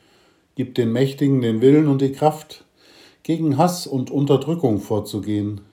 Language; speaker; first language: German; native; German